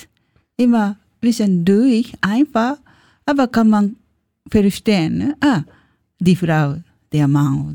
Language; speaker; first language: German; non-native, learner; Japanese